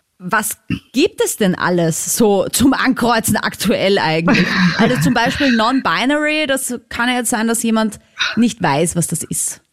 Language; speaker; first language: German; native; German